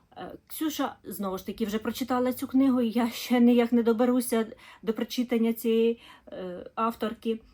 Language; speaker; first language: Ukrainian; non-native, local second language; Russian